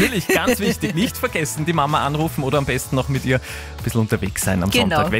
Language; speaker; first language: German; native; German